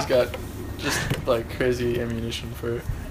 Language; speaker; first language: English; native; English